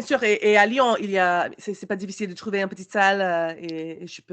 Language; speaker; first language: French; non-native, learner; English